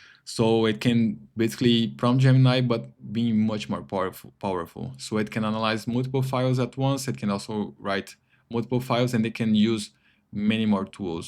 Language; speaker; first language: English; non-native, fluent; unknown